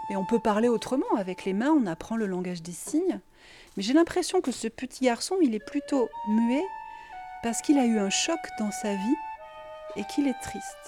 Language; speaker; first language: French; native; French